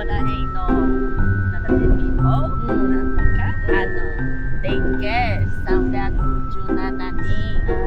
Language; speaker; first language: Japanese; native; Japanese